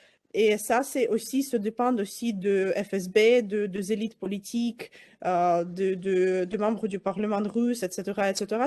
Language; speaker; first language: French; non-native, fluent; Ukrainian